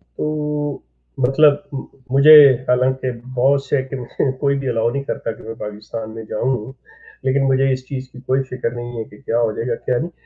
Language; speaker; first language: Urdu; native; Urdu